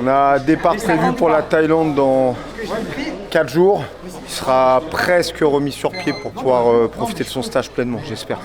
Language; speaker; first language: French; native; French